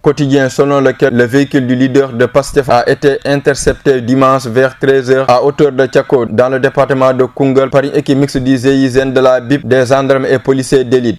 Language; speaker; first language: French; non-native, local second language; Wolof